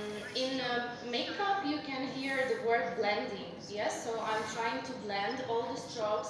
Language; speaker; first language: English; non-native, fluent; Russian